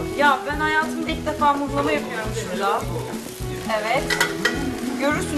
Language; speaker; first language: Turkish; native; Turkish